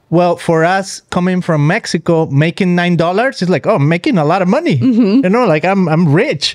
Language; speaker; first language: English; non-native, fluent; Spanish